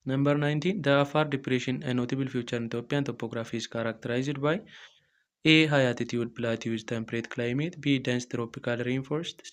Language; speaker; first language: English; non-native, local second language; Amharic